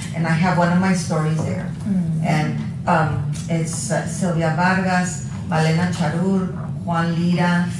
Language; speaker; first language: English; early bilingual, other home language; Spanish